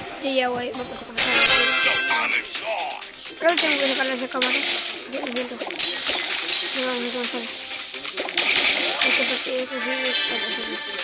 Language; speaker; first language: Spanish; native; Spanish